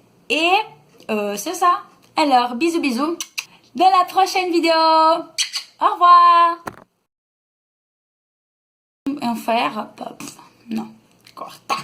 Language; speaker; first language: French; non-native, learner; Portuguese